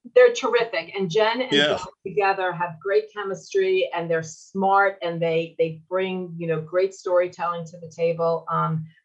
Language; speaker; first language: English; native; English